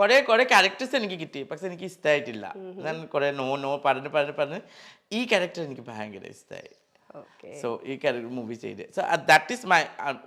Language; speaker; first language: Malayalam; non-native, fluent; Assamese